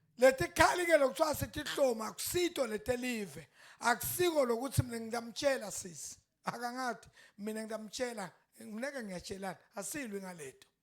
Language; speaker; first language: Zulu; non-native, local second language; Swati